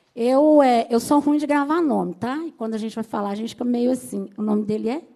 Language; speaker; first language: Portuguese; native; Portuguese